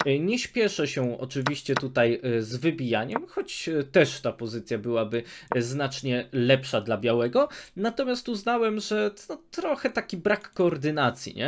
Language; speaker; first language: Polish; native; Polish